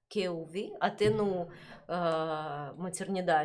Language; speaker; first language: Portuguese; non-native, learner; Russian